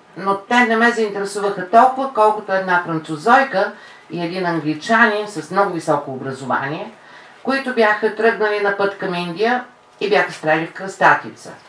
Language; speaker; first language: Bulgarian; native; Bulgarian